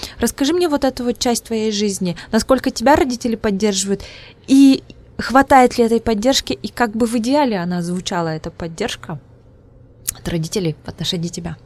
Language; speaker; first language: Russian; non-native, local second language; Udmurt